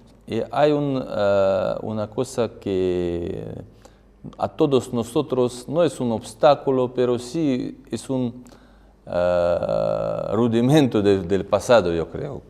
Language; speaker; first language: Spanish; non-native, fluent; Russian